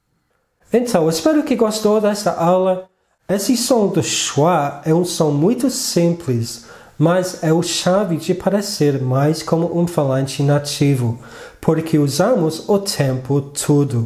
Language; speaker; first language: Portuguese; non-native, fluent; English